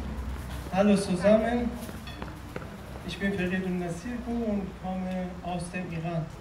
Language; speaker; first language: German; non-native, fluent; Persian